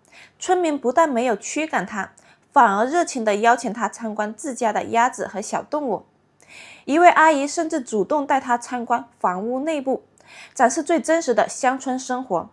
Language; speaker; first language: Chinese; native; Chinese